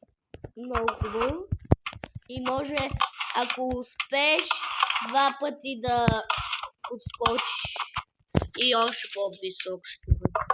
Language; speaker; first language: Bulgarian; native; Bulgarian